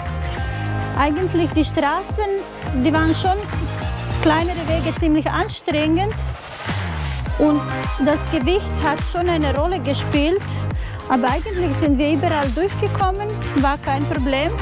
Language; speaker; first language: German; non-native, fluent; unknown